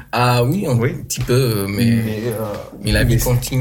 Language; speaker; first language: French; non-native, local second language; English